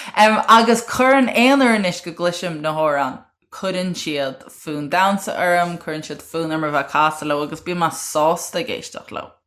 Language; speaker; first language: Irish; native; Irish